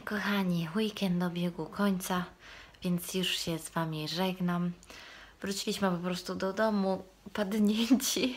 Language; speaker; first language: Polish; non-native, fluent; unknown